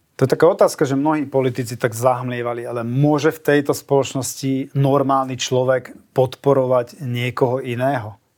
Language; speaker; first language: Slovak; non-native, local second language; Hungarian